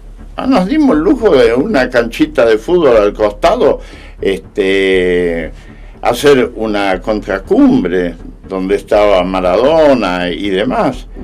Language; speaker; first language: Spanish; native; Spanish